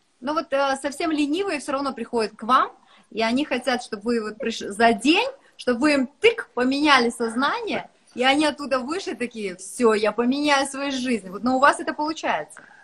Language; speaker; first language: Russian; native; Russian